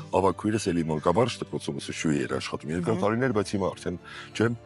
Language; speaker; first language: Armenian; native; Armenian